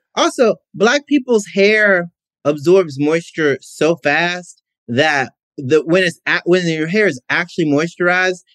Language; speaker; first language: English; native; English